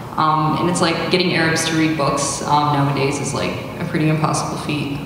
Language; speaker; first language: English; early bilingual, other home language; Arabic